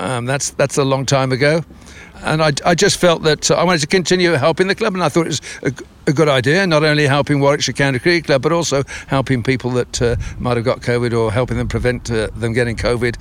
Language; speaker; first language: English; native; English